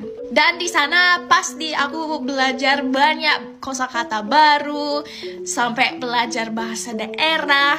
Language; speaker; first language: Indonesian; non-native, fluent; English